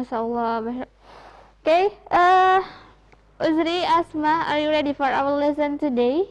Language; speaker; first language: English; non-native, fluent; Indonesian